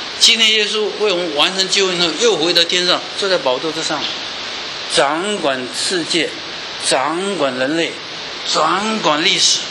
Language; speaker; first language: Chinese; native; Chinese